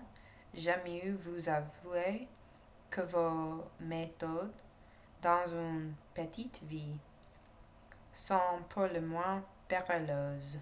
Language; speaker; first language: French; non-native, learner; English